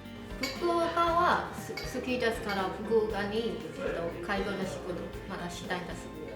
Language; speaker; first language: Japanese; non-native, fluent; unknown